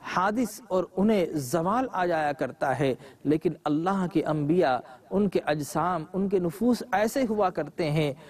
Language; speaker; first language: Urdu; native; Urdu